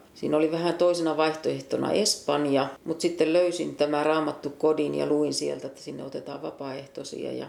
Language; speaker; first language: Finnish; native; Finnish